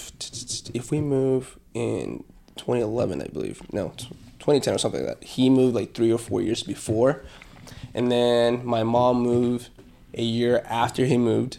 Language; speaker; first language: English; non-native, fluent; Spanish